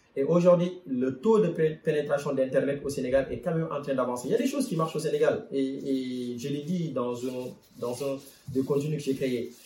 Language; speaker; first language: French; non-native, local second language; Wolof